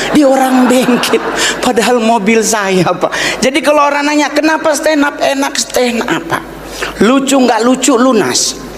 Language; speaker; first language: Indonesian; native; Indonesian